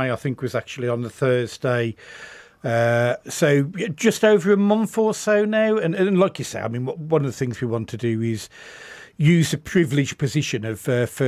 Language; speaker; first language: English; native; English